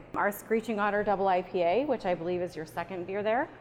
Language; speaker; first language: English; native; English